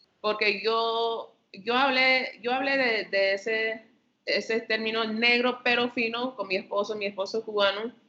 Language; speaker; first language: Spanish; early bilingual, heritage; Spanish